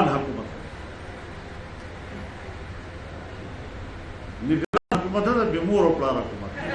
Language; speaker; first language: Urdu; non-native, local second language; Pashto